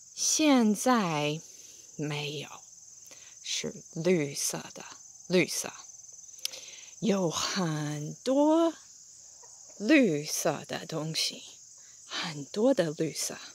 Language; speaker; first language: Chinese; non-native, fluent; English